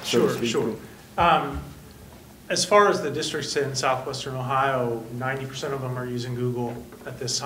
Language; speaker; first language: English; native; English